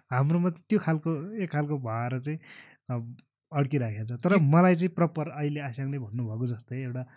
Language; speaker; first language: Nepali; non-native, local second language; Eastern Tamang